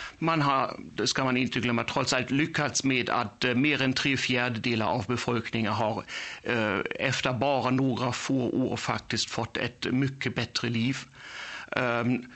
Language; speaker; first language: Swedish; non-native, fluent; German